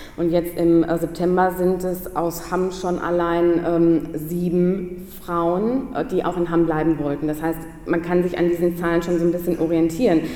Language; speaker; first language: German; native; German